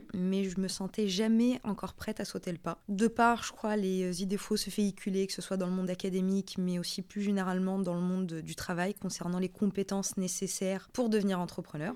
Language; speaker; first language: French; non-native, local second language; Arabic